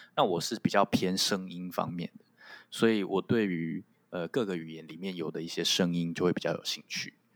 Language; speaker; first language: Chinese; non-native, local second language; Min Nan Chinese